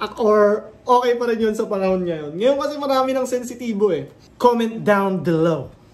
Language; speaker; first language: Filipino; native; Filipino